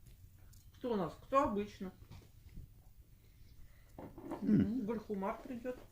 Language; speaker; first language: Russian; native; Russian